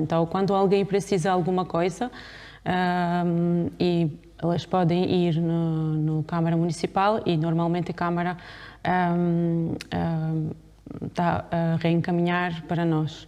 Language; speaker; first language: Portuguese; non-native, fluent; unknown